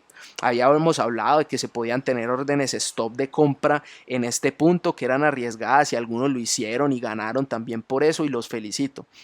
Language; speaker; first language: Spanish; native; Spanish